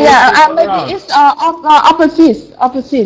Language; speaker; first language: English; non-native, learner; Vietnamese